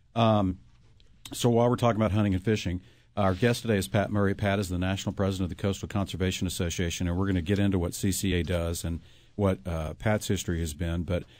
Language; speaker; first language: English; native; English